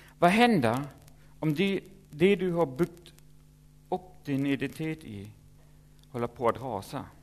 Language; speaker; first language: Swedish; non-native, fluent; German